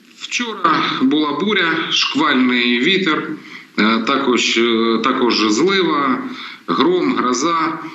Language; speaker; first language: Ukrainian; non-native, local second language; Russian